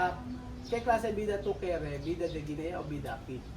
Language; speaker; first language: Spanish; non-native, learner; Filipino